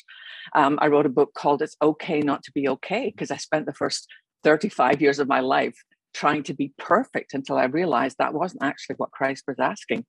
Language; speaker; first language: English; native; English